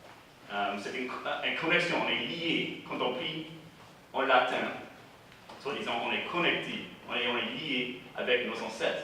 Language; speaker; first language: French; early bilingual, heritage; English